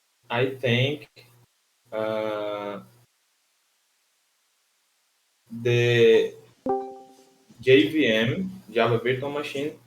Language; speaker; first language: English; non-native, learner; Portuguese